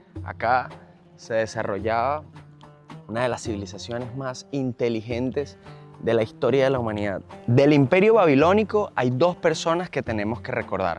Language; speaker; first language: Spanish; native; Spanish